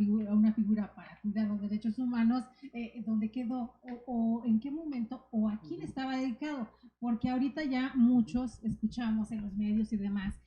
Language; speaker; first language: Spanish; native; Spanish